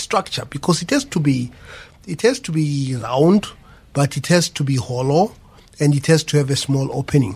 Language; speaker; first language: English; non-native, local second language; Venda